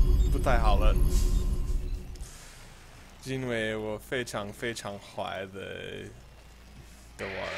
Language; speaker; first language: Chinese; non-native, learner; English